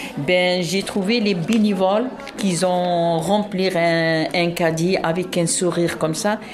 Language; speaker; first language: French; non-native, local second language; Arabic